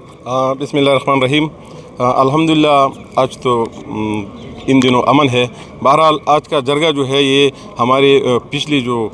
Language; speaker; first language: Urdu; non-native, local second language; Pashto